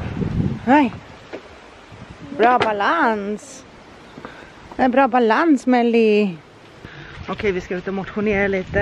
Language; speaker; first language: Swedish; native; Swedish